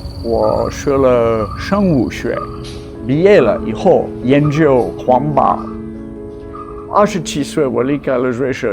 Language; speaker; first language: Chinese; non-native, fluent; French